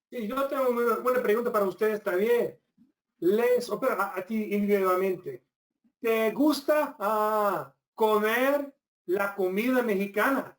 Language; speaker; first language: Spanish; non-native, fluent; English